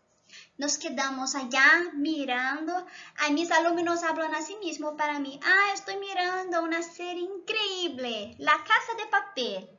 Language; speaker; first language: Spanish; non-native, local second language; Portuguese